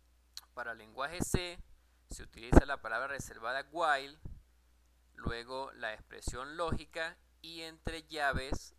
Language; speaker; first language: Spanish; native; Spanish